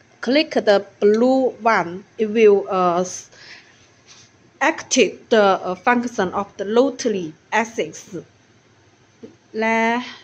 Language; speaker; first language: English; non-native, learner; Chinese